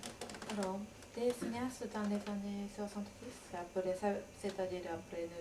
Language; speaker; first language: French; non-native, fluent; Japanese